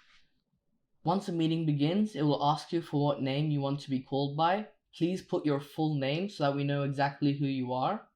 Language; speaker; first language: English; native; English